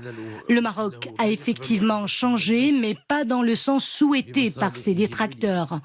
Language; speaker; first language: French; non-native, local second language; Arabic